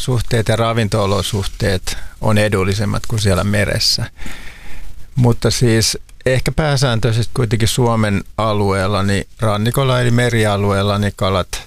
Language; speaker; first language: Finnish; native; Finnish